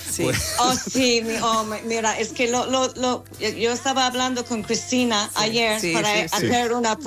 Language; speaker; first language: Spanish; non-native, learner; English